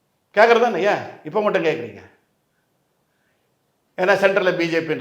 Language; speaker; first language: Tamil; native; Tamil